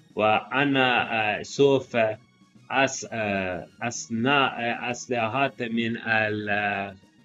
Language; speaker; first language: Arabic; non-native, learner; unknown